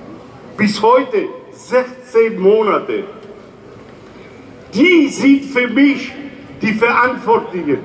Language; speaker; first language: German; non-native, fluent; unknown